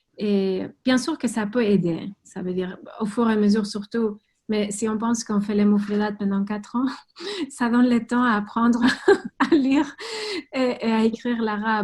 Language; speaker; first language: French; non-native, fluent; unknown